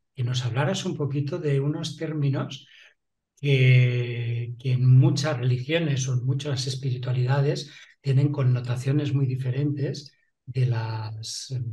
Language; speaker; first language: Spanish; non-native, local second language; Catalan